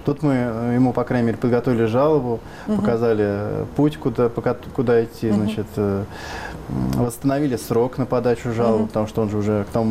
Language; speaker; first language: Russian; native; Russian